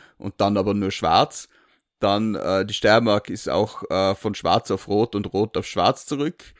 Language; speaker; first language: German; native; German